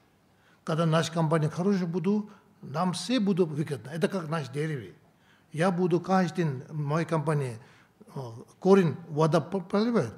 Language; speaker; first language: Russian; non-native, learner; Tibetan